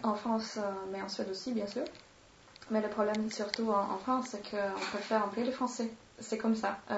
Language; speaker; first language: French; non-native, fluent; Swedish